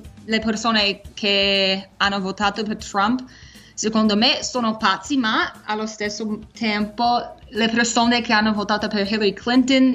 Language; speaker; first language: Italian; early bilingual, heritage; English